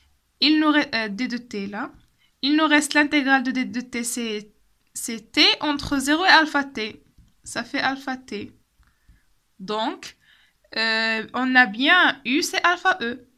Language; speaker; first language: French; non-native, local second language; Arabic